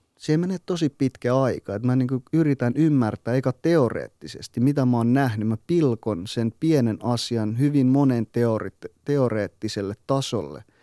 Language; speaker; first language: Finnish; early bilingual, other home language; Persian